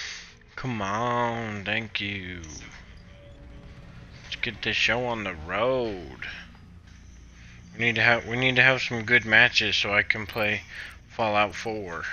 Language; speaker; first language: English; native; English